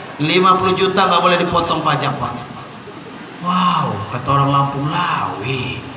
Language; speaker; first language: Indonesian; non-native, local second language; Malay